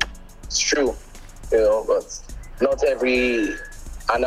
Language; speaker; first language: English; non-native, local second language; Igbo